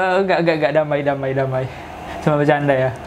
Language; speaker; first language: Indonesian; native; Indonesian